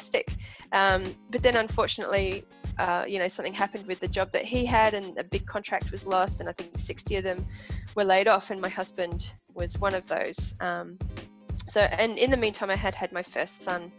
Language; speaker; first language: English; native; English